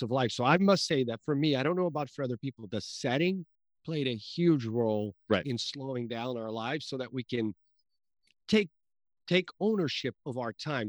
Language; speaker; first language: English; early bilingual, other home language; Portuguese